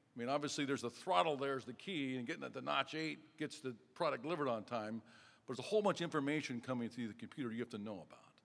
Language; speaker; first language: English; native; English